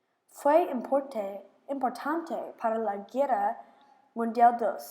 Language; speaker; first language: Spanish; non-native, learner; English